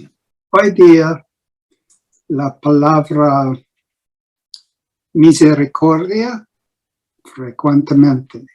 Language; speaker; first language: Spanish; non-native, learner; English